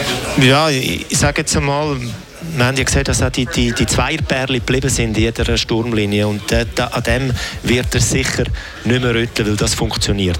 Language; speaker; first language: German; native; German